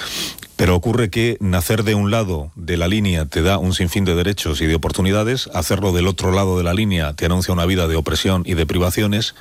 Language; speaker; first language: Spanish; native; Spanish